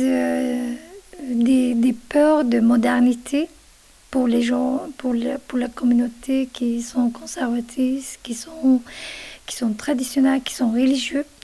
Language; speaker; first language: French; non-native, fluent; Kurdish